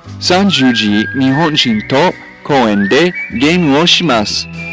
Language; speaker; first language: Japanese; non-native, learner; English